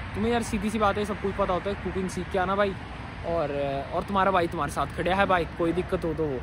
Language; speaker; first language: Hindi; native; Hindi